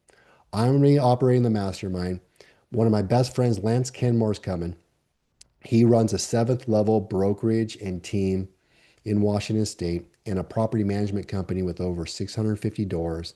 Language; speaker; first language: English; native; English